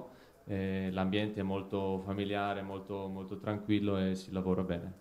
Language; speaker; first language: Italian; non-native, fluent; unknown